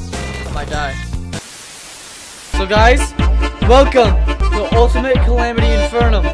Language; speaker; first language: English; native; English